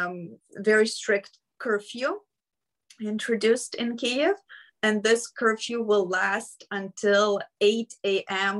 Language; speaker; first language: English; non-native, fluent; Ukrainian